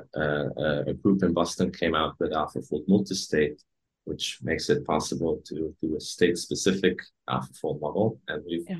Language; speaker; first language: English; non-native, fluent; Hungarian